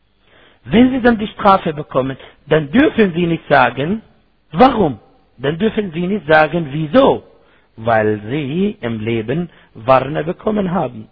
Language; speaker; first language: German; non-native, fluent; Arabic